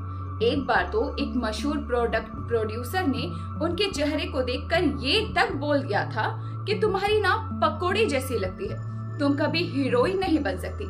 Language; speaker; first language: Hindi; native; Hindi